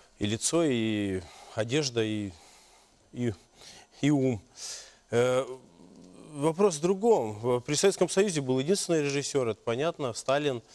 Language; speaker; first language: Russian; native; Russian